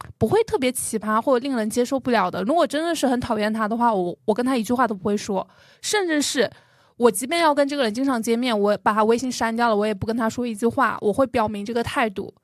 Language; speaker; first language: Chinese; native; Chinese